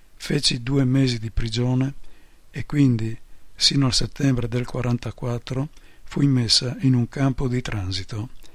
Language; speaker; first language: Italian; non-native, fluent; Polish